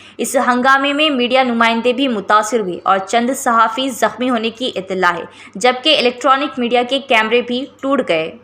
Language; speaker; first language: Urdu; native; Urdu